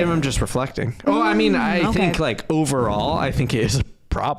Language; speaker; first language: English; native; English